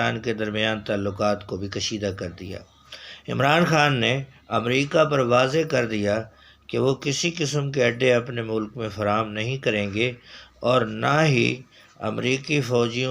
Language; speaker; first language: Urdu; non-native, local second language; Saraiki